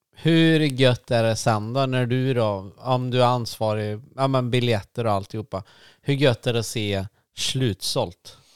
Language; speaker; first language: Swedish; native; Swedish